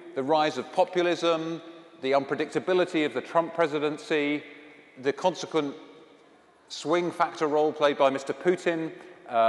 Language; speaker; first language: English; native; English